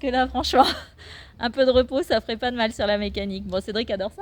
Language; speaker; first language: French; native; French